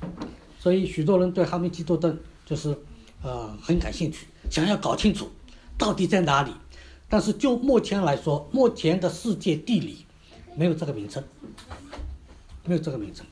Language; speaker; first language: Chinese; native; Chinese